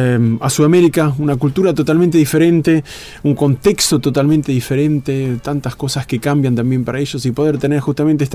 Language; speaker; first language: Spanish; native; Spanish